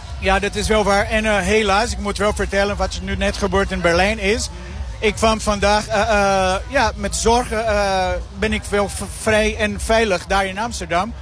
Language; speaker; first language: Dutch; non-native, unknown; Portuguese